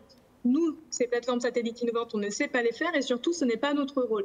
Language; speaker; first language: French; native; French